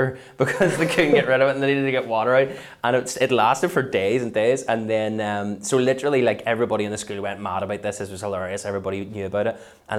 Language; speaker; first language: English; native; English